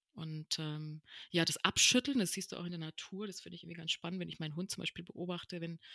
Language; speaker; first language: German; early bilingual, other home language; Spanish